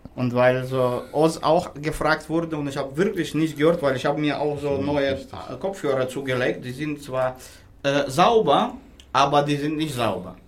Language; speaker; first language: German; non-native, fluent; Russian